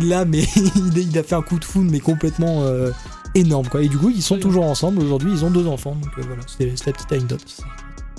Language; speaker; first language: French; native; French